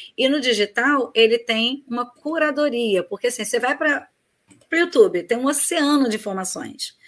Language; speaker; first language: Portuguese; native; Portuguese